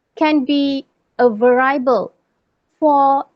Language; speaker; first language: English; non-native, local second language; Malay